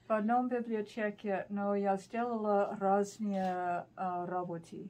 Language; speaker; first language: Russian; non-native, learner; English